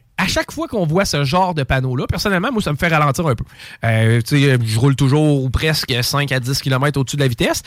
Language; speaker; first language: French; native; French